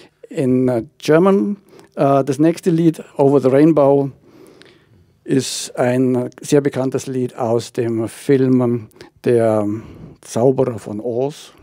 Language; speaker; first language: German; native; German